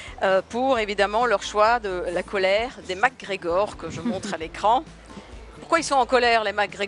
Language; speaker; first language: French; non-native, local second language; Arabic